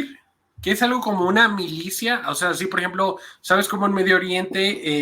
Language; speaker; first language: Spanish; native; Spanish